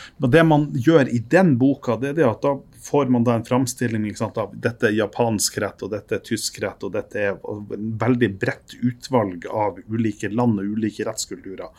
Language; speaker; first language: Norwegian; native; Norwegian